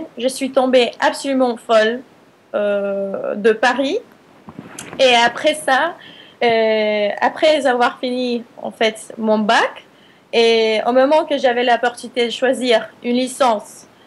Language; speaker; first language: French; non-native, fluent; Spanish